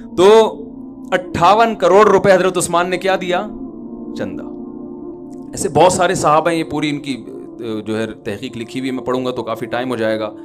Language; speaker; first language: Urdu; native; Urdu